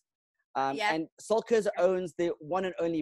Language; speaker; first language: English; non-native, local second language; Kabuverdianu